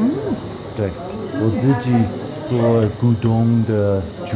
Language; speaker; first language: Chinese; non-native, learner; English